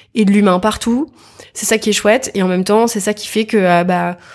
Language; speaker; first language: French; native; French